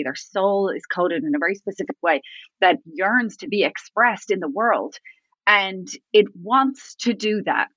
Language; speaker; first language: English; native; English